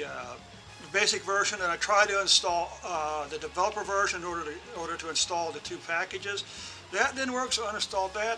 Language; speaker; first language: English; native; English